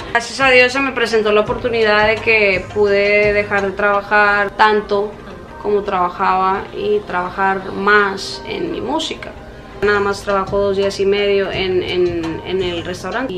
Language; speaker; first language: Spanish; native; Spanish